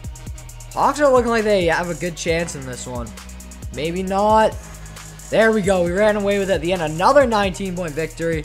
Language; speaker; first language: English; native; English